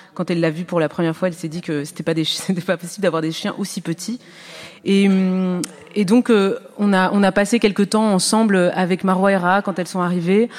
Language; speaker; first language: French; native; French